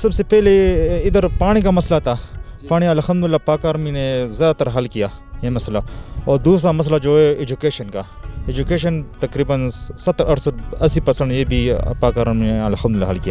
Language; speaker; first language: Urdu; non-native, local second language; Pashto